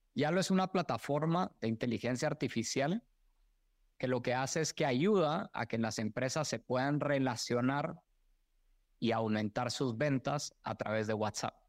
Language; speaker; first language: Spanish; native; Spanish